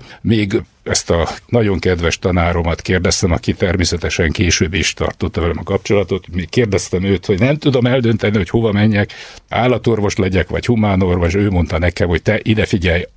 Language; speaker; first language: Hungarian; native; Hungarian